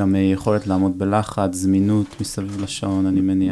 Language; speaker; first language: Hebrew; native; Hebrew